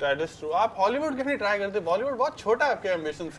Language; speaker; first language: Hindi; native; Hindi